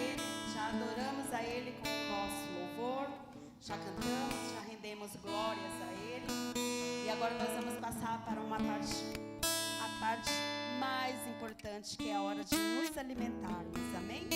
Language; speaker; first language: Portuguese; native; Portuguese